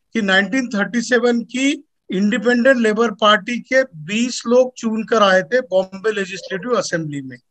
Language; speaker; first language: Hindi; non-native, local second language; Marathi